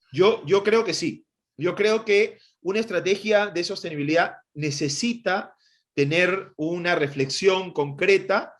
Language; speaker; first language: Spanish; native; Spanish